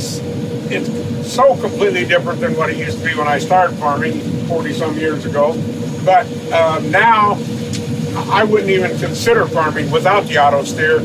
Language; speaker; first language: English; native; English